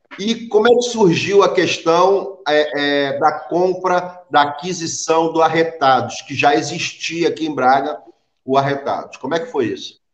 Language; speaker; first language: Portuguese; native; Portuguese